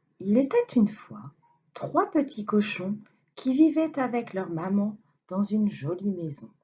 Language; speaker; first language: French; native; French